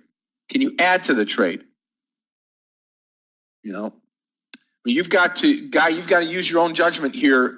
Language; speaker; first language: English; native; English